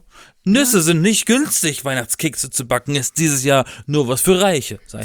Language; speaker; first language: German; native; German